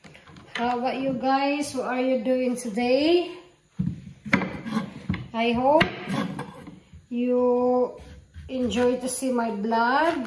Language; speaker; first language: English; non-native, local second language; Filipino